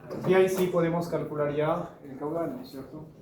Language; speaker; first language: Spanish; native; Spanish